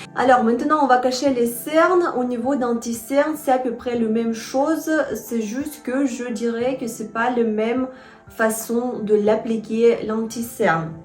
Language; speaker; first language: French; non-native, fluent; Russian